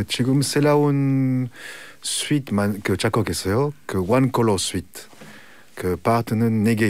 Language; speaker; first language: Korean; non-native, learner; French